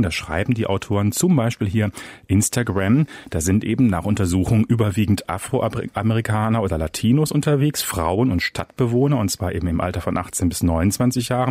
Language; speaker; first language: German; native; German